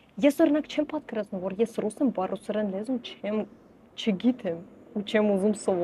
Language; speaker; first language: Armenian; non-native, fluent; Russian